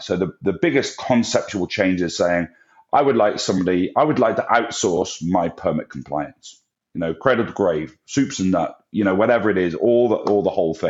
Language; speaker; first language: English; native; English